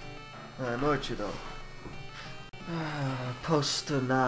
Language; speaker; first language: Japanese; non-native, learner; English